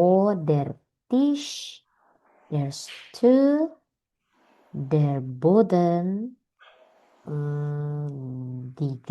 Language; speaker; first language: German; non-native, learner; Indonesian